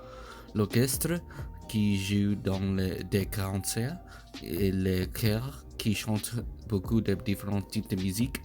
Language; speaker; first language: French; non-native, learner; English